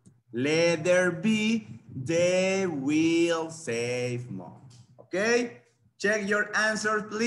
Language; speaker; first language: English; non-native, fluent; Spanish